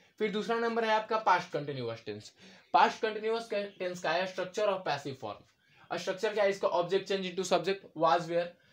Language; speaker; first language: Hindi; native; Hindi